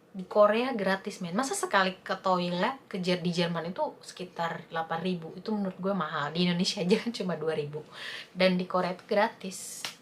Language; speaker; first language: Indonesian; native; Indonesian